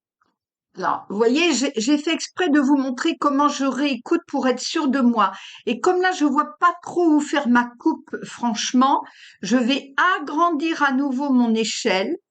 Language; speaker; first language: French; native; French